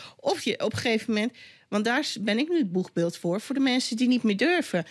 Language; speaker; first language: Dutch; native; Dutch